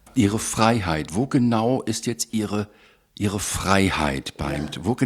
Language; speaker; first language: German; native; German